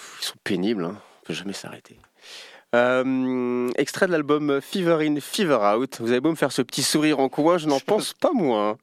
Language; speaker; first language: French; native; French